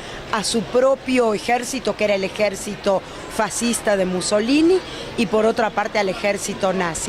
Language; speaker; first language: Spanish; native; Spanish